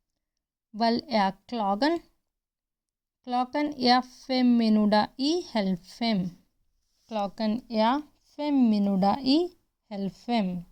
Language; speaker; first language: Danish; non-native, fluent; Hindi